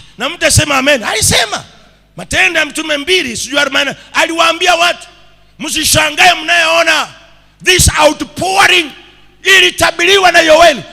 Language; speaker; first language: Swahili; non-native, local second language; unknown